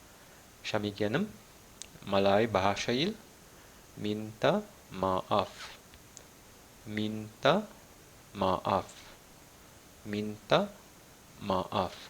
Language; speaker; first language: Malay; non-native, fluent; Malayalam